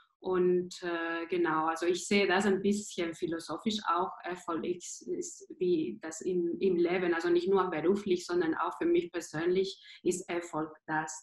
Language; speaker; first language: German; non-native, fluent; Spanish